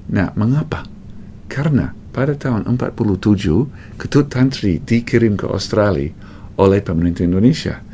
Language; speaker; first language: Malay; non-native, fluent; English